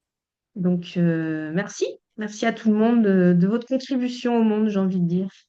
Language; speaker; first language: French; native; French